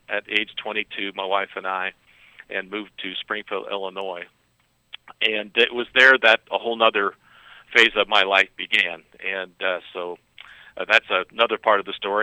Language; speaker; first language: English; native; English